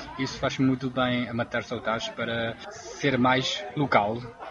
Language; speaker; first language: Portuguese; non-native, fluent; Chinese